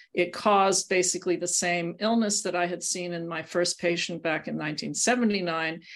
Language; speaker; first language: English; native; English